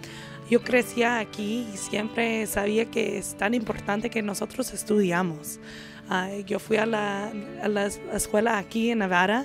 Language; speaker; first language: Spanish; early bilingual, other home language; English